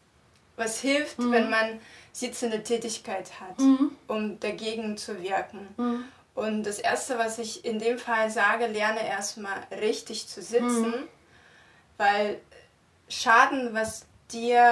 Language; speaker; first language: German; non-native, fluent; Russian